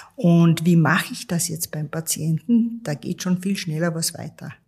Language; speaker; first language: German; native; German